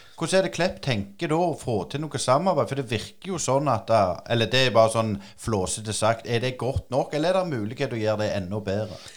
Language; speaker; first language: Norwegian; native; Norwegian